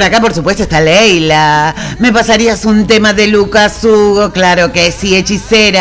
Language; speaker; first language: Spanish; native; Spanish